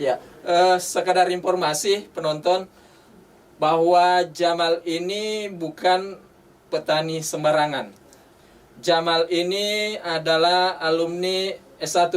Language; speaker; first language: Indonesian; native; Indonesian